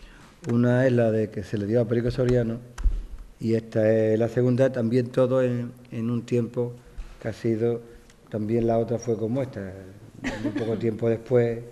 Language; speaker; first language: Spanish; native; Spanish